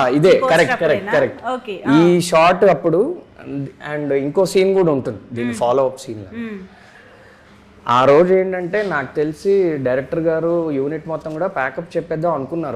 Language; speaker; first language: Telugu; native; Telugu